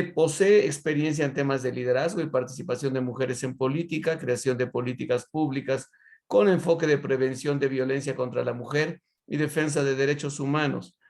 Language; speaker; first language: Spanish; native; Spanish